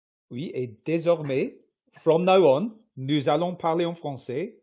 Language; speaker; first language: French; non-native, learner; English